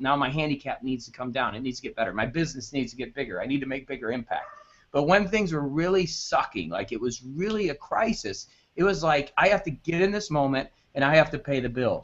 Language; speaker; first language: English; native; English